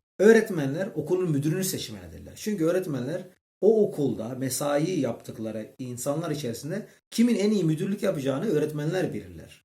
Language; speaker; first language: Turkish; early bilingual, heritage; Turkish